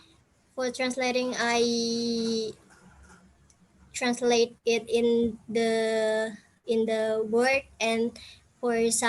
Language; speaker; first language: English; non-native, fluent; Indonesian